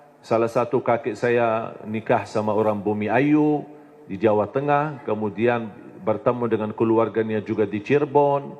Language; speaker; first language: Indonesian; non-native, fluent; Arabic